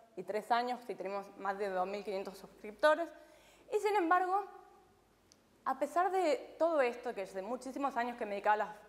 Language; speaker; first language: Spanish; native; Spanish